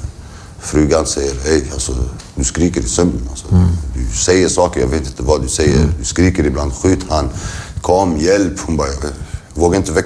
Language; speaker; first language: Swedish; early bilingual, other home language; Kurdish